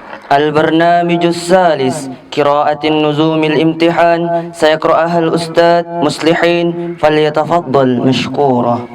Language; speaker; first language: Arabic; non-native, learner; Indonesian